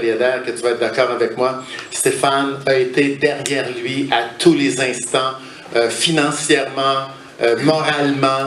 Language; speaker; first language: French; native; French